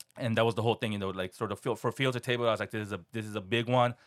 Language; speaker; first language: English; non-native, fluent; Korean